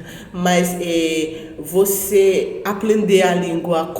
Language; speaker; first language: Portuguese; non-native, learner; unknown